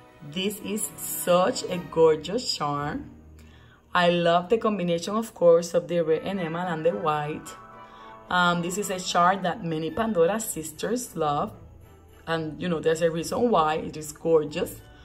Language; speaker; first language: English; non-native, local second language; Spanish